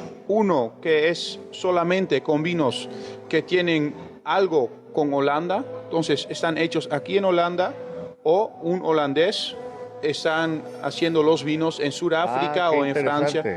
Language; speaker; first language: Spanish; early bilingual, heritage; Spanish